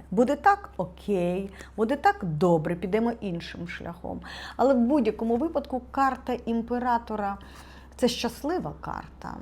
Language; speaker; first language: Ukrainian; non-native, local second language; Russian